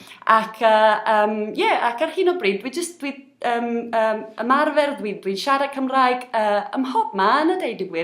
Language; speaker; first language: Welsh; non-native, learner; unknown